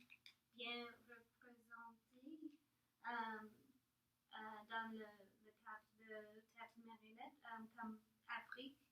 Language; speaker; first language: French; non-native, learner; English